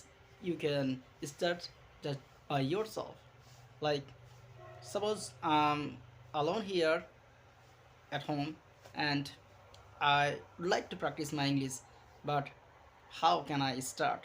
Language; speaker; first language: English; non-native, learner; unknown